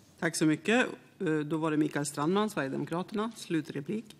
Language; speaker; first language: Swedish; native; Swedish